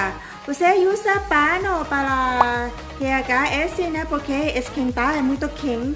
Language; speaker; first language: Portuguese; non-native, learner; Thai